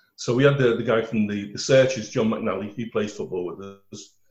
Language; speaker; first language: English; native; English